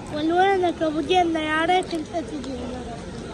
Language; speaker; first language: Arabic; native; Arabic